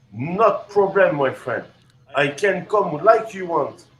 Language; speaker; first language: English; non-native, learner; French